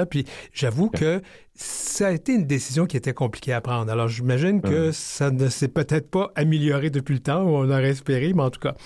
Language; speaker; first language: French; native; French